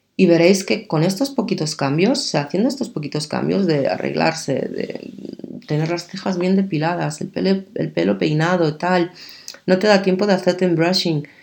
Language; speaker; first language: Spanish; early bilingual, other home language; Arabic